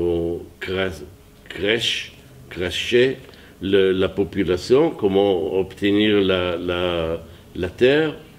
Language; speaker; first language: French; non-native, learner; Hebrew